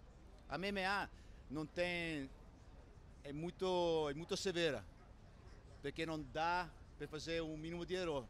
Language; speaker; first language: Portuguese; non-native, fluent; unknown